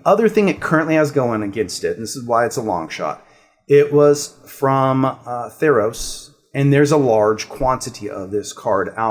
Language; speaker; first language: English; native; English